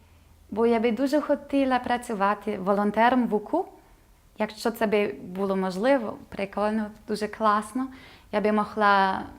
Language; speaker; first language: Ukrainian; non-native, fluent; German